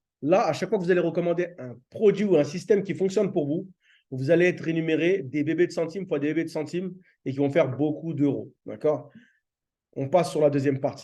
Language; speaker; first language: French; native; French